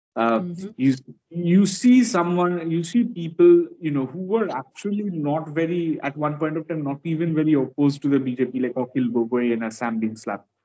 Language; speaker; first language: English; non-native, local second language; Bangla